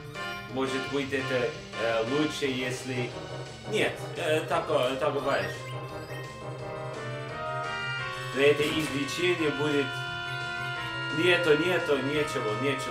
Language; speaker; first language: Russian; non-native, learner; English